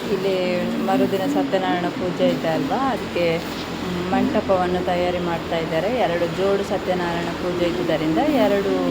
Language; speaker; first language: Kannada; non-native, local second language; Konkani